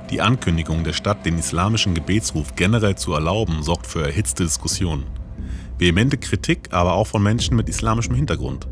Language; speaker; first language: German; native; German